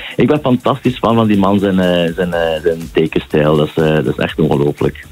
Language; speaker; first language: Dutch; native; Dutch